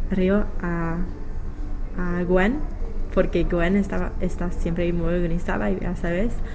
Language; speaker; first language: Spanish; non-native, learner; English